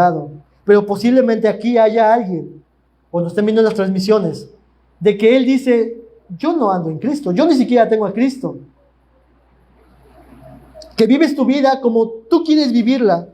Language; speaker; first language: Spanish; native; Spanish